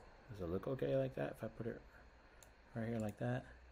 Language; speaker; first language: English; early bilingual, other home language; Spanish